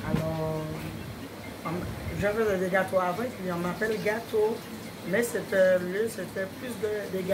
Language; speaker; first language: French; non-native, local second language; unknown